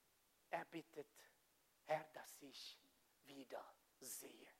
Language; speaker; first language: German; non-native, fluent; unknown